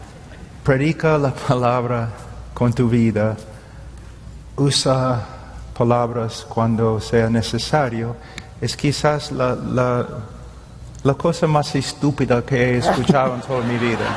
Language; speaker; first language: Spanish; non-native, fluent; English